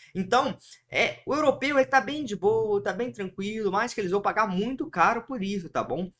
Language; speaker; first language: Portuguese; early bilingual, heritage; Portuguese